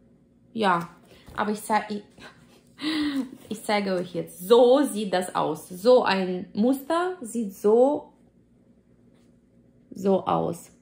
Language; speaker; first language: German; non-native, fluent; Russian